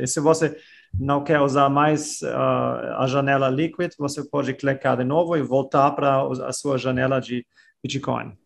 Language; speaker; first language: Portuguese; non-native, fluent; German